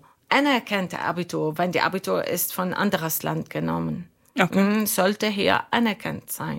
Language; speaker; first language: German; non-native, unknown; Arabic